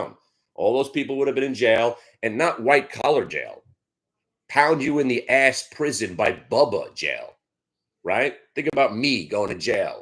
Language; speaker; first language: English; native; English